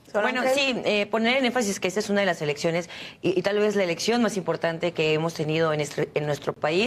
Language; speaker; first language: Spanish; native; Spanish